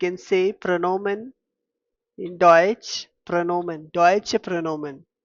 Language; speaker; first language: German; non-native, fluent; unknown